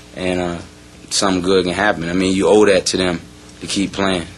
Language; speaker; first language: English; native; English